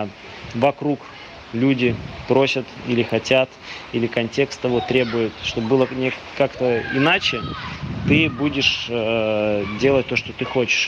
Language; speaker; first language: Russian; native; Russian